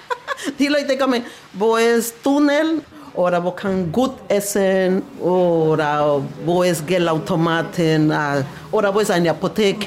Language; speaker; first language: German; non-native, learner; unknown